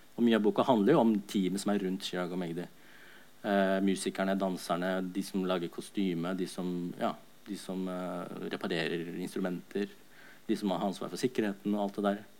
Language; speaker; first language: Norwegian; early bilingual, other home language; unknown